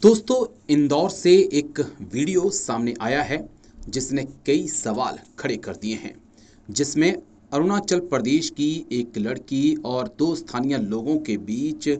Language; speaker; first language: Hindi; native; Hindi